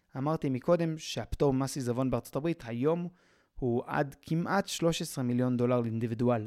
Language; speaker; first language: Hebrew; native; Hebrew